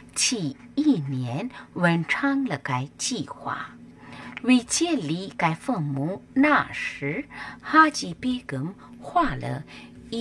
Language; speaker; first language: Chinese; non-native, learner; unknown